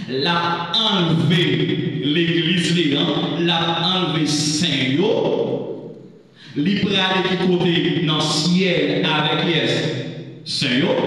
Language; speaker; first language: French; non-native, local second language; Haitian Creole